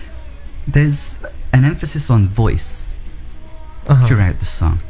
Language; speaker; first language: English; native; English